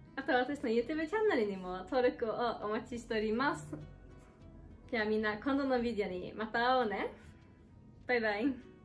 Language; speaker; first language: Japanese; non-native, fluent; Swedish